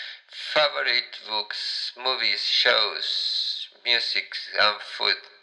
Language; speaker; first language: English; non-native, fluent; Spanish